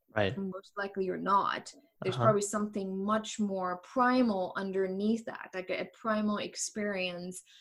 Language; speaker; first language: English; non-native, fluent; German